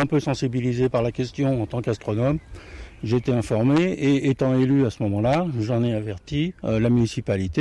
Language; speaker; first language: French; native; French